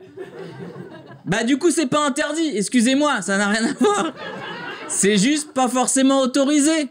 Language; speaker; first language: French; native; French